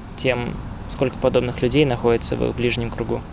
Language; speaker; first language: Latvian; non-native, learner; Russian